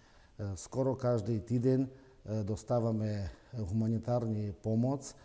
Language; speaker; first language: Czech; non-native, fluent; Ukrainian